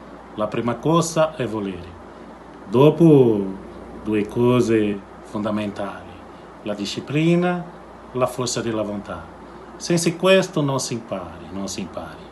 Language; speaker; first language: Italian; non-native, learner; Portuguese